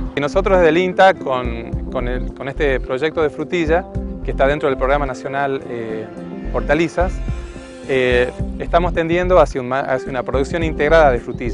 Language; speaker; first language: Spanish; native; Spanish